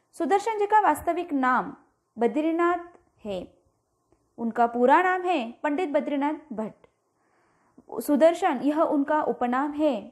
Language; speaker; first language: Hindi; non-native, local second language; Marathi